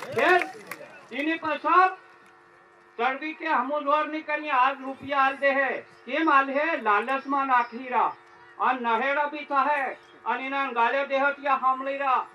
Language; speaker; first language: Gujarati; non-native, local second language; Bhili